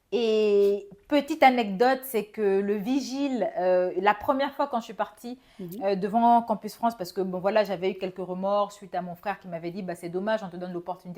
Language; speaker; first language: French; non-native, local second language; Bambara